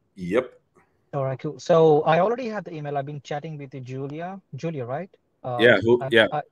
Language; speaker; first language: English; non-native, fluent; Arabic